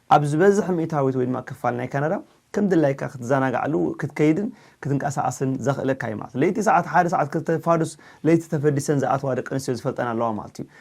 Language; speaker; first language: Tigrinya; native; Tigrinya